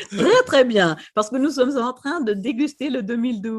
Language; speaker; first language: French; non-native, fluent; Swedish